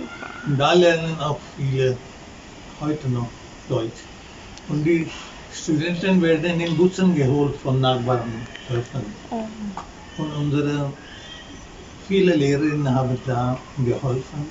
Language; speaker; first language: German; non-native, fluent; Marathi